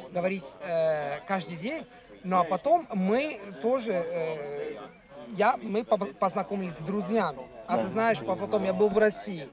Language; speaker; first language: Russian; non-native, fluent; Italian